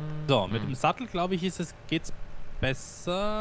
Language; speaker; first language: German; native; German